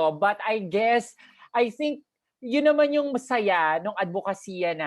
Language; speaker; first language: Filipino; native; Filipino